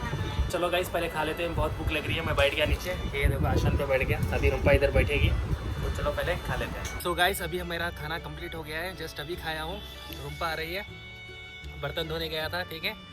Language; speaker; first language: Hindi; non-native, local second language; Bangla